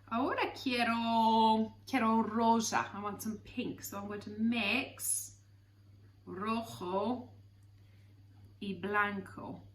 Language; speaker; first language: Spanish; non-native, learner; English